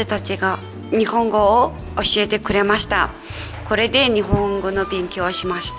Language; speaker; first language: Japanese; non-native, fluent; Mongolian